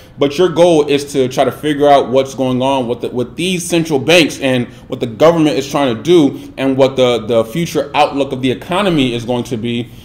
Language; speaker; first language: English; native; English